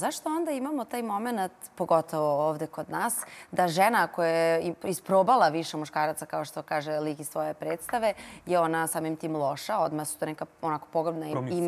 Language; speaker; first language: Serbian; native; Serbian